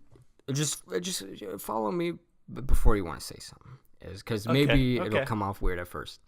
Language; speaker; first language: English; native; English